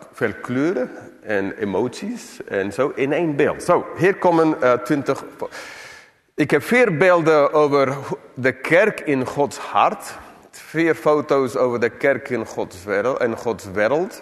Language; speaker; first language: Dutch; non-native, fluent; English